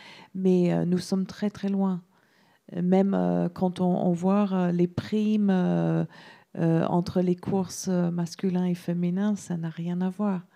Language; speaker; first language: French; non-native, fluent; English